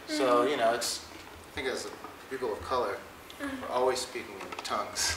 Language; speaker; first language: English; native; English